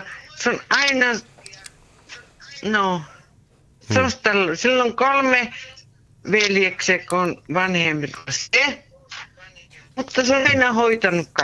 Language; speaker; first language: Finnish; non-native, local second language; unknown